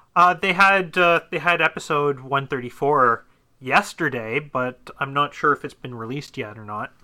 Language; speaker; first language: English; native; English